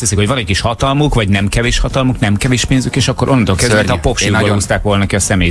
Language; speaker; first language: Hungarian; native; Hungarian